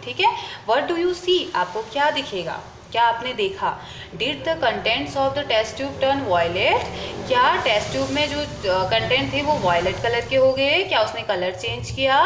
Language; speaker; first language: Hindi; native; Hindi